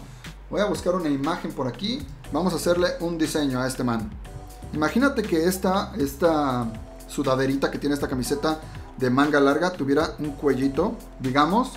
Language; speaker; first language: Spanish; native; Spanish